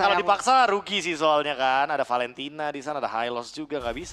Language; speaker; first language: Indonesian; native; Indonesian